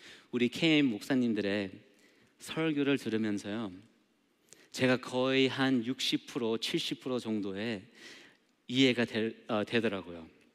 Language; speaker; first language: Korean; non-native, learner; English